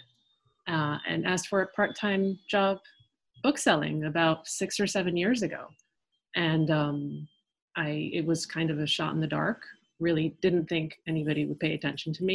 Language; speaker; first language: English; early bilingual, other home language; French